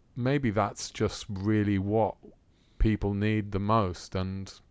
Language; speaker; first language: English; early bilingual, other home language; Italian